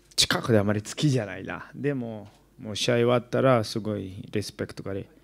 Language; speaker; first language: Japanese; non-native, learner; Portuguese